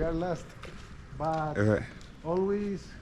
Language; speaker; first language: English; non-native, learner; Spanish